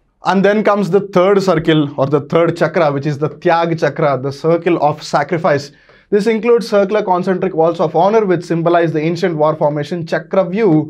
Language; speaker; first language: English; non-native, local second language; Telugu